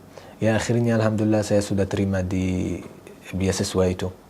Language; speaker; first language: Indonesian; non-native, learner; Arabic